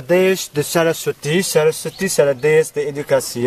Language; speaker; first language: French; non-native, learner; Nepali